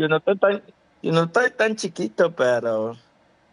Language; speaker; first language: Spanish; non-native, fluent; Haitian Creole